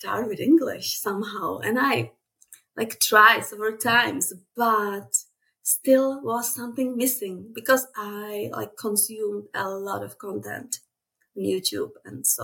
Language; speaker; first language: English; non-native, fluent; Czech